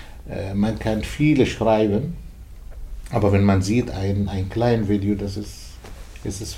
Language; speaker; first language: German; non-native, learner; Arabic